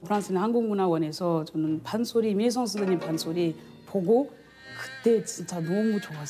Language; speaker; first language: Korean; non-native, learner; French